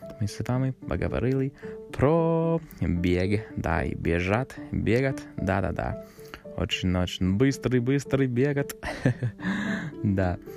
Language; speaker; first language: Russian; non-native, learner; English